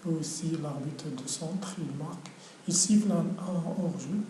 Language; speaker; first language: French; non-native, local second language; Arabic